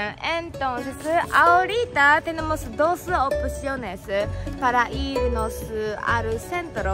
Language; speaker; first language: Spanish; non-native, learner; Japanese